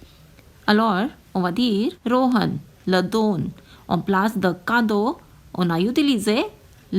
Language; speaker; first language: French; non-native, fluent; Hindi